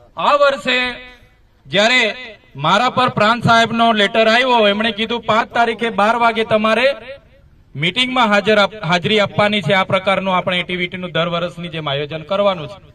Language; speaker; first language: Gujarati; non-native, local second language; Vasavi